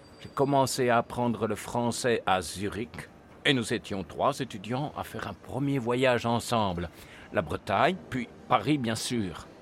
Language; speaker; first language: French; non-native, fluent; Swiss German